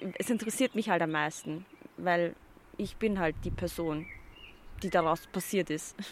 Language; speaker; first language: German; early bilingual, other home language; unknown